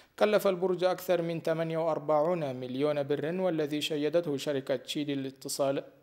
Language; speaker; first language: Arabic; non-native, fluent; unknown